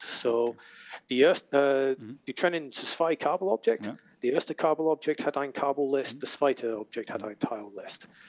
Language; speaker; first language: German; non-native, learner; English